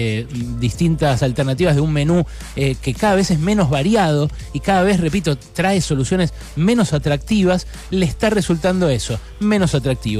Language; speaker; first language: Spanish; native; Spanish